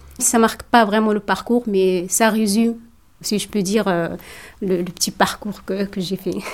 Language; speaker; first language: French; non-native, local second language; Tachelhit